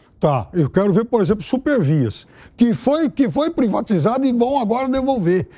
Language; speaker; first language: Portuguese; native; Portuguese